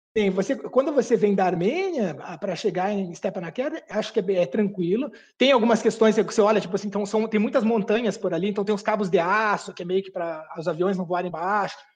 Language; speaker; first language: Portuguese; native; Portuguese